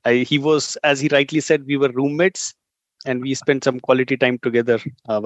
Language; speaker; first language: English; non-native, local second language; Hindi